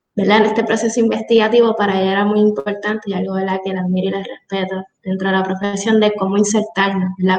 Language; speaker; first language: Spanish; native; Spanish